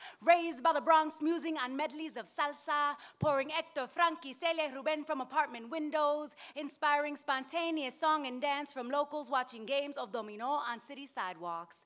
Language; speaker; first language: English; early bilingual, other home language; Spanish